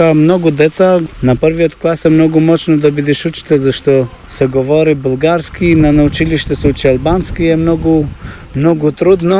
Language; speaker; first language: Bulgarian; early bilingual, heritage; Bulgarian